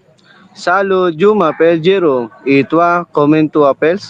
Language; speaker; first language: French; non-native, learner; Filipino